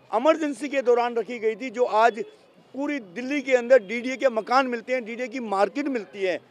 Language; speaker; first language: Hindi; native; Hindi